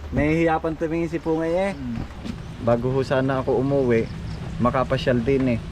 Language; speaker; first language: Filipino; native; Filipino